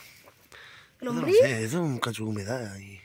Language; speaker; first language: Spanish; native; Spanish